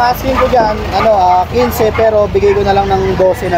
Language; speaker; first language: Filipino; native; Filipino